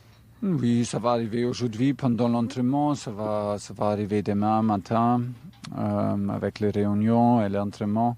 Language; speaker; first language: French; non-native, fluent; German